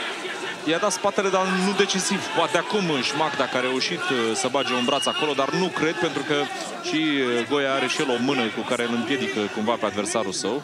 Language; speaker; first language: Romanian; native; Romanian